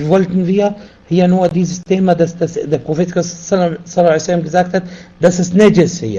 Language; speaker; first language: German; non-native, fluent; Arabic